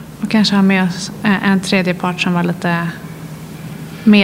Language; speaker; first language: Swedish; native; Swedish